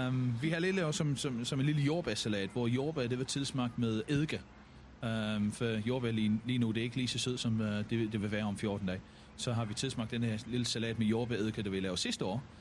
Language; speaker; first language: Danish; non-native, fluent; English